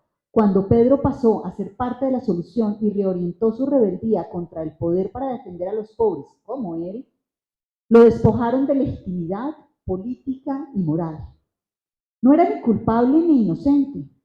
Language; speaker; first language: Spanish; native; Spanish